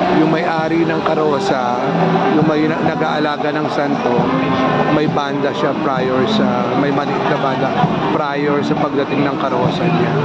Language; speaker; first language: Filipino; native; Filipino